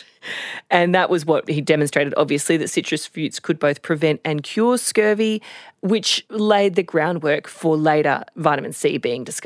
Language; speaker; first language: English; native; English